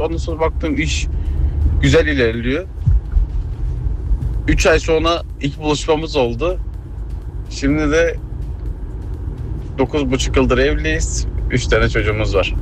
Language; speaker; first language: Turkish; early bilingual, other home language; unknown